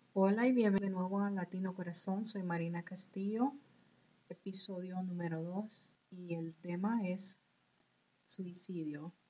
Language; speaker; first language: Spanish; early bilingual, heritage; Spanish